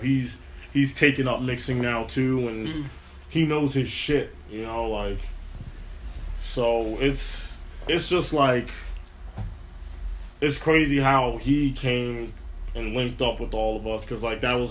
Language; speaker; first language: English; native; English